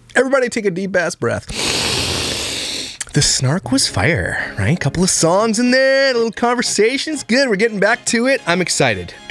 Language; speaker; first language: English; native; English